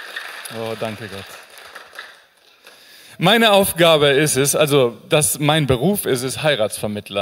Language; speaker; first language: German; native; German